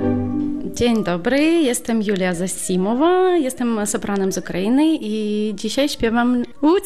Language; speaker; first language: Polish; non-native, fluent; Ukrainian